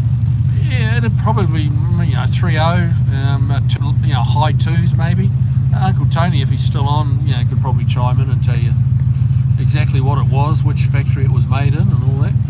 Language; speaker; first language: English; native; English